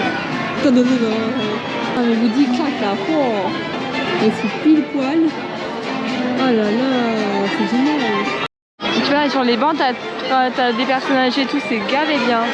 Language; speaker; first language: French; native; French